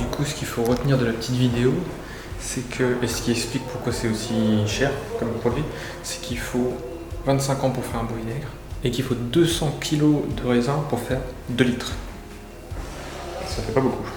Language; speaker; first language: French; native; French